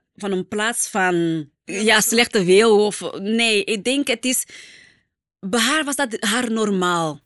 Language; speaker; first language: Dutch; non-native, fluent; Portuguese